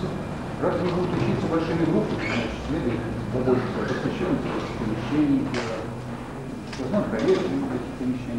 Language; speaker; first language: Russian; native; Russian